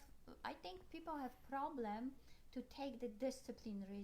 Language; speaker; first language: English; non-native, learner; Polish